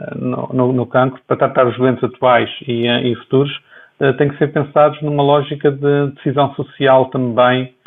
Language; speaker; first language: Portuguese; native; Portuguese